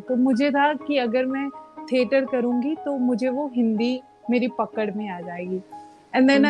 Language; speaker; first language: English; native; English